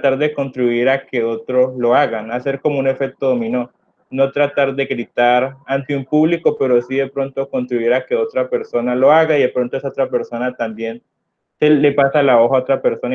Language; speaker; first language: Spanish; native; Spanish